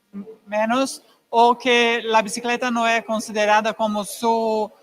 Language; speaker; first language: Spanish; non-native, fluent; Portuguese